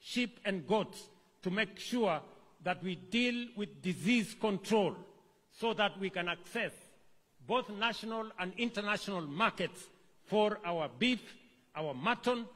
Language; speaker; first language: English; non-native, local second language; Kalenjin